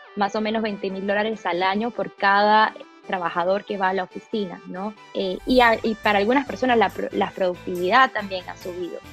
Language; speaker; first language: Spanish; early bilingual, other home language; Portuguese